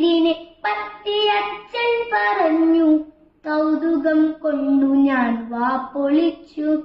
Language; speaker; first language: Malayalam; native; Malayalam